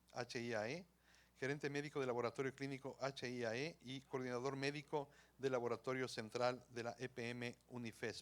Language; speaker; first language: Spanish; native; Spanish